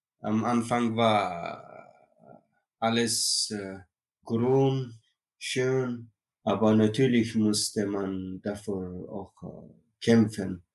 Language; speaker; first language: German; non-native, learner; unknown